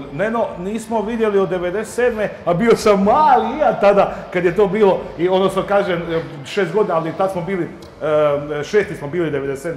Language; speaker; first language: Croatian; native; Croatian